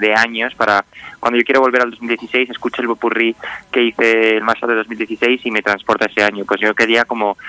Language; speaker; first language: Spanish; native; Spanish